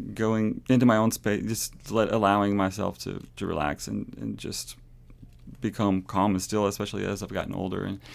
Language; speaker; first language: English; native; English